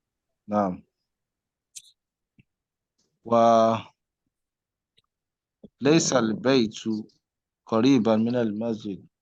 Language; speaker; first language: Arabic; non-native, fluent; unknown